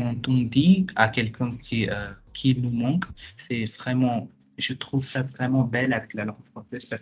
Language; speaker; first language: French; non-native, fluent; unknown